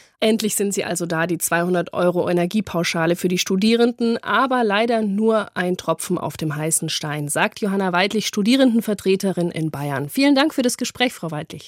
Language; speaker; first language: German; native; German